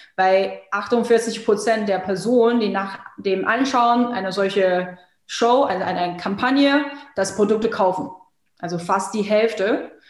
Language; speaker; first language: German; non-native, fluent; Chinese